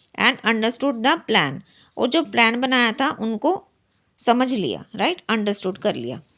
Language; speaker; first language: Hindi; native; Hindi